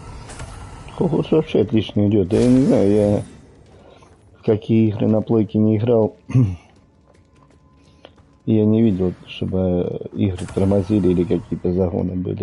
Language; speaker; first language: Russian; native; Russian